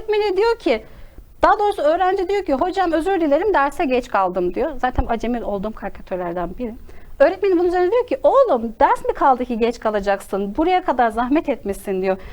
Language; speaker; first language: Turkish; native; Turkish